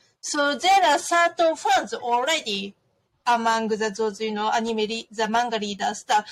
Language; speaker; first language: English; non-native, fluent; Japanese